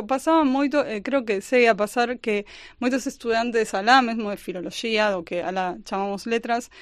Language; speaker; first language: Galician; early bilingual, heritage; Spanish